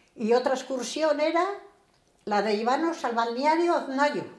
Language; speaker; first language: Spanish; native; Spanish